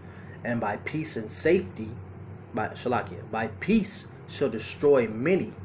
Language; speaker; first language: English; native; English